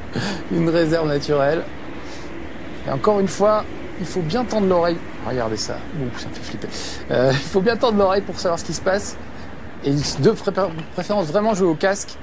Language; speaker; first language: French; native; French